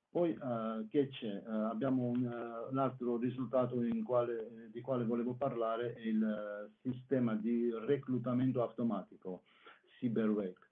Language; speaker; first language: Italian; non-native, fluent; Armenian